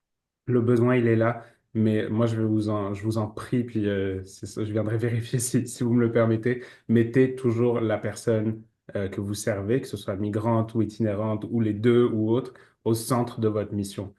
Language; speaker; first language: French; native; French